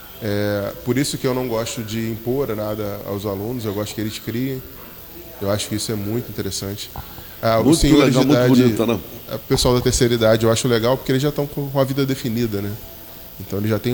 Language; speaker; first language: Portuguese; native; Portuguese